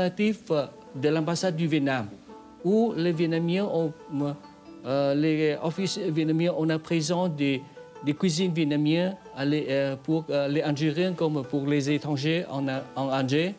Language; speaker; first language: French; non-native, fluent; Vietnamese